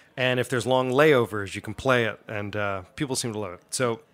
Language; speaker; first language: English; native; English